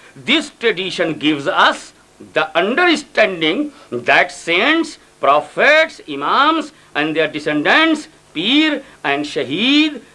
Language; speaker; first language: English; non-native, local second language; Urdu